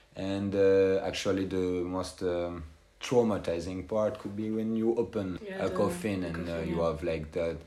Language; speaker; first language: English; non-native, fluent; French